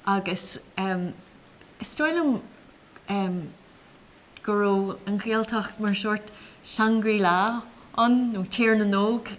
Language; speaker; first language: Irish; non-native, local second language; English